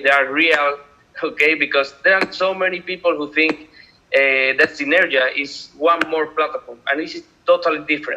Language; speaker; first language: English; non-native, learner; Spanish